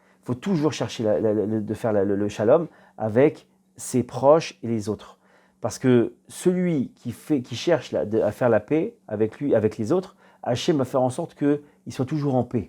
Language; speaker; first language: French; native; French